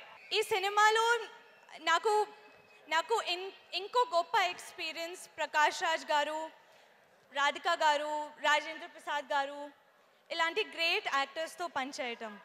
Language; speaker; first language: Telugu; non-native, learner; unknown